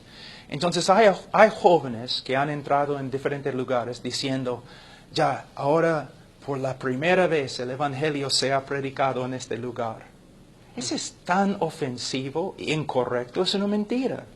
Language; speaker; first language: Spanish; non-native, fluent; English